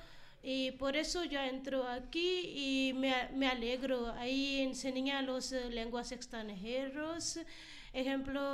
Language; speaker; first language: Spanish; non-native, learner; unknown